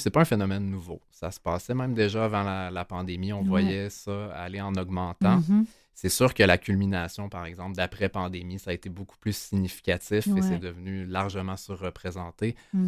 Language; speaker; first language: French; native; French